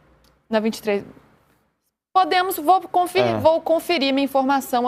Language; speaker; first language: Portuguese; native; Portuguese